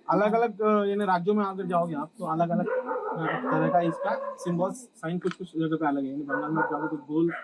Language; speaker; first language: Hindi; non-native, local second language; Marathi